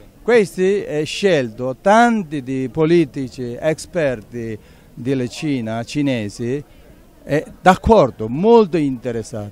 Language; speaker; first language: Italian; non-native, learner; Tibetan